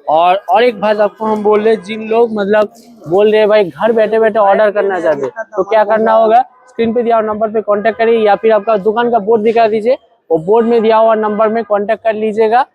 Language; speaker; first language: Hindi; non-native, local second language; Bangla